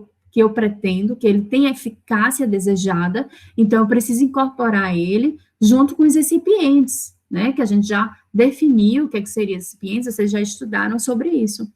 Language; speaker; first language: Portuguese; native; Portuguese